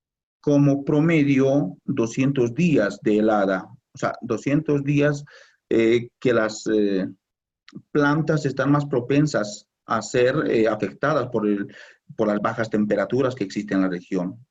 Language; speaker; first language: Spanish; native; Spanish